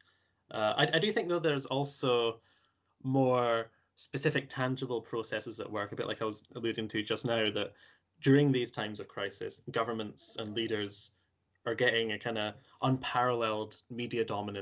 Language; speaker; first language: English; native; English